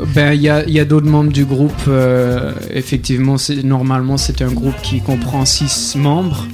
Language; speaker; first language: French; non-native, local second language; English